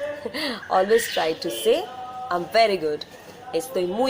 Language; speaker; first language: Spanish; non-native, fluent; Bangla